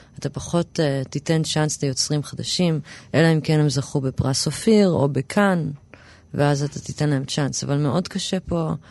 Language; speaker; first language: Hebrew; early bilingual, other home language; English